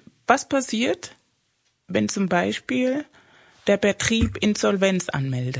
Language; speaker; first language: German; non-native, fluent; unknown